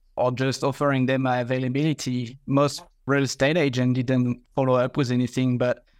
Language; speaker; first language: English; non-native, fluent; French